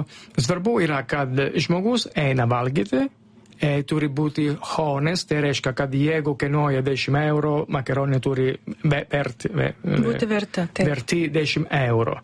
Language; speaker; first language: Lithuanian; non-native, learner; Italian